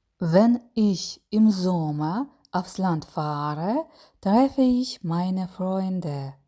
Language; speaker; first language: German; non-native, fluent; Ukrainian